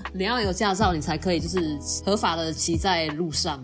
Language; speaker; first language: Chinese; native; Chinese